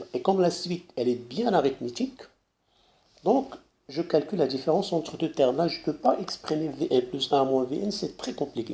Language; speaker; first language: French; non-native, local second language; Arabic